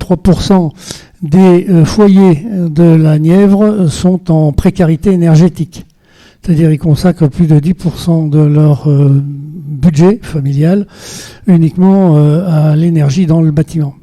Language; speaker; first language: French; native; French